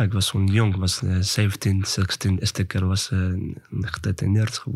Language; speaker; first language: Dutch; non-native, learner; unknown